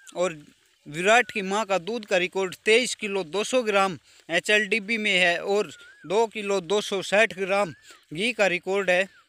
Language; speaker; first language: Hindi; native; Hindi